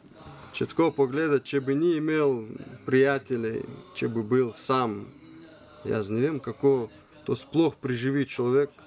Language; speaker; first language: Slovenian; non-native, learner; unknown